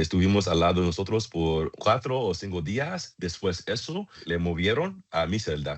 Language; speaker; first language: Spanish; non-native, learner; English